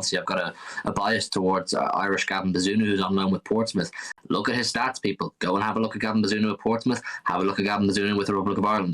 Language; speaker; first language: English; native; English